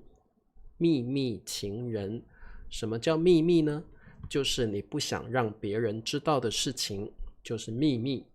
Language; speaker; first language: Chinese; native; Chinese